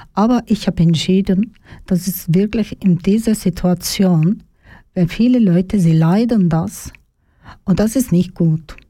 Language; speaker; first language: German; non-native, learner; Turkish